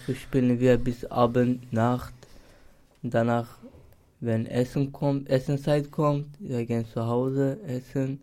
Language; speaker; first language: German; non-native, learner; Turkish